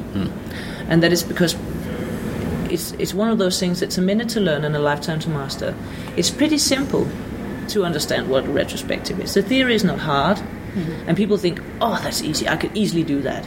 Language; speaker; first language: English; non-native, fluent; Danish